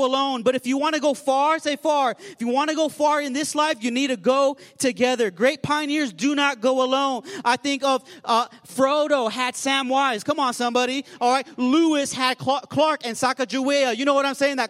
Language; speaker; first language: English; native; English